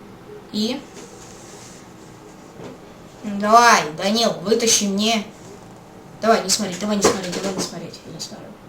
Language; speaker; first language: Russian; native; Russian